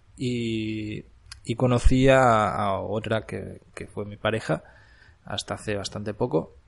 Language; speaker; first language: Spanish; native; Spanish